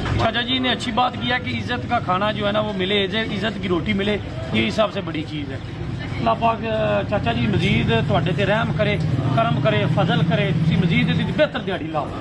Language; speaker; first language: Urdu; non-native, local second language; Punjabi